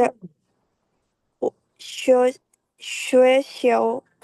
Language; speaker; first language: Chinese; non-native, learner; Indonesian